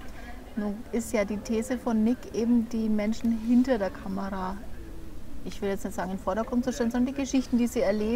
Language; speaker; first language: German; native; German